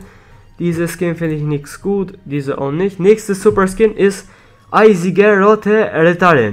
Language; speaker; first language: German; non-native, learner; Albanian